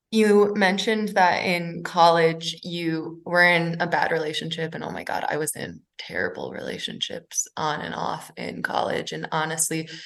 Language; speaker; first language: English; native; English